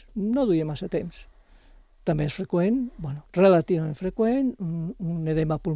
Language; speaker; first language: Catalan; native; Catalan